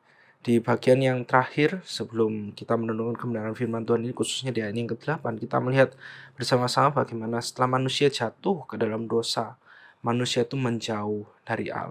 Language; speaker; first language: Indonesian; native; Indonesian